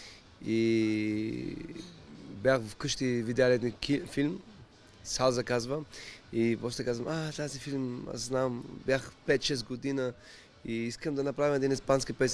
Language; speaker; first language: Bulgarian; non-native, learner; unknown